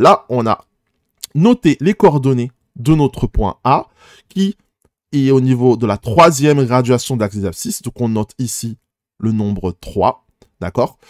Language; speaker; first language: French; native; French